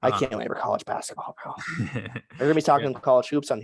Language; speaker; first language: English; native; English